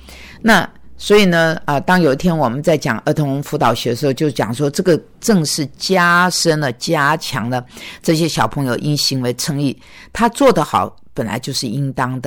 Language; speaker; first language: Chinese; native; Chinese